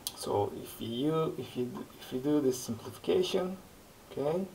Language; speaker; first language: English; non-native, fluent; Turkish